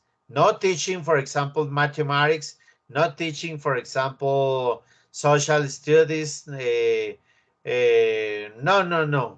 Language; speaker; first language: English; non-native, learner; Spanish